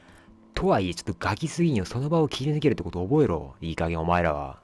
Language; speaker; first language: Japanese; native; Japanese